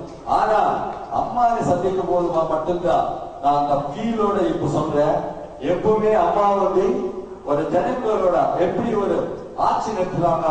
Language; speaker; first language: Tamil; non-native, local second language; Telugu